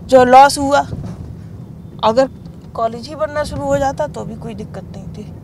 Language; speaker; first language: Hindi; native; Hindi